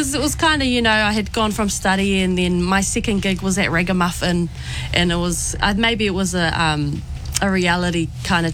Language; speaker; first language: English; native; English